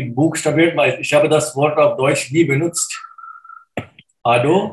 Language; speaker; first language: German; non-native, fluent; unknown